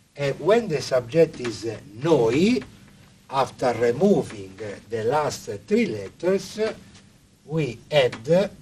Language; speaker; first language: English; non-native, fluent; Italian